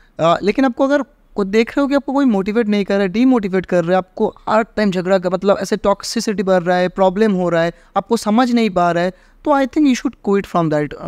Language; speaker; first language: Hindi; native; Hindi